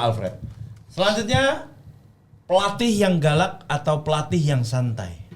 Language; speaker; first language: Indonesian; native; Indonesian